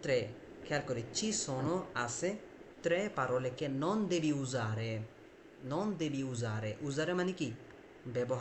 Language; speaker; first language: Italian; non-native, fluent; Bangla